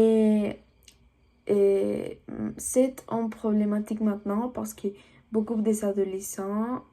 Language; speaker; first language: French; non-native, learner; Spanish